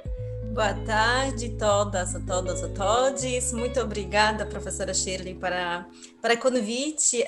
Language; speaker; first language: Portuguese; non-native, fluent; Polish